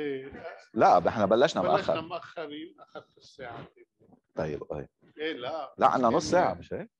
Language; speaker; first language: Arabic; native; Arabic